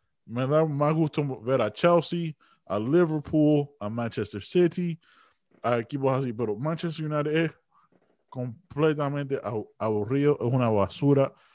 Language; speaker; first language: Spanish; early bilingual, heritage; Spanish